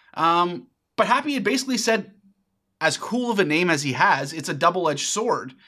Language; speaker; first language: English; native; English